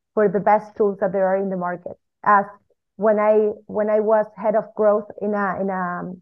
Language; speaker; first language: English; non-native, fluent; Spanish